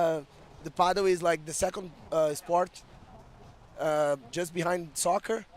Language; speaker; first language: English; non-native, fluent; Portuguese